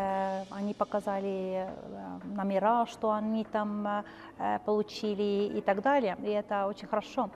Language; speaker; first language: Russian; non-native, fluent; Estonian